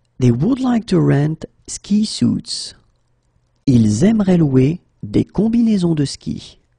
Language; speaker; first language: French; native; French